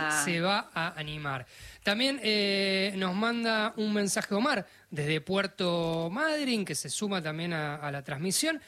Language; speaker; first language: Spanish; native; Spanish